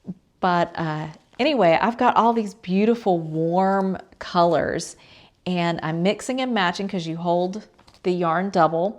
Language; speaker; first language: English; native; English